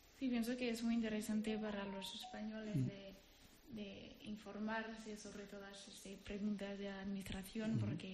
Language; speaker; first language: Spanish; non-native, learner; French